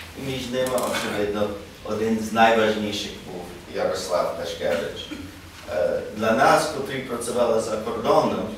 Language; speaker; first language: Ukrainian; early bilingual, heritage; English